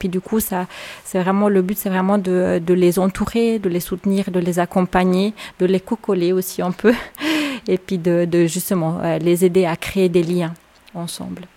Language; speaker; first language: French; native; French